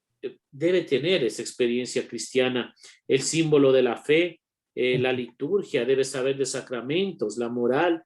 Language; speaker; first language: Spanish; native; Spanish